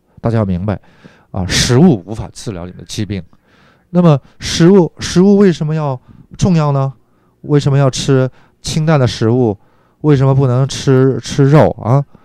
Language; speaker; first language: Chinese; non-native, fluent; Korean